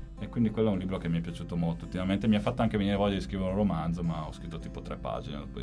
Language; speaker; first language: Italian; native; Italian